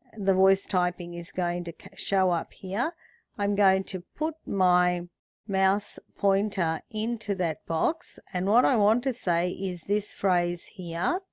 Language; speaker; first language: English; native; English